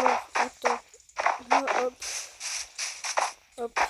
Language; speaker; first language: French; native; French